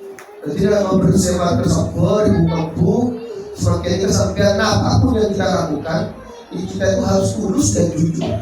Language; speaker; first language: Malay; non-native, local second language; Javanese